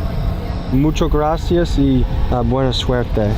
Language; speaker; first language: Spanish; non-native, learner; English